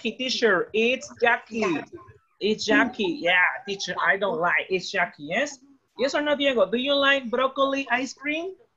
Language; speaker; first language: English; non-native, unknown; Spanish